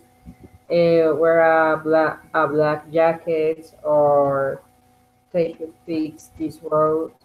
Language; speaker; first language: English; non-native, learner; Spanish